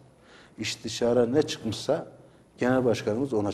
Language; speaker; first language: Turkish; native; Turkish